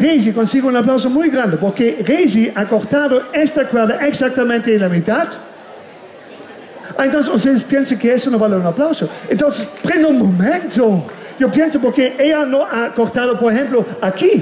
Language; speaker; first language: Spanish; non-native, fluent; German